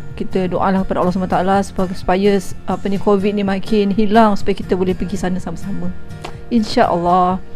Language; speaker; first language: Malay; early bilingual, other home language; Minangkabau